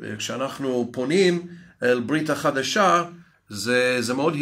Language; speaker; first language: Hebrew; non-native, fluent; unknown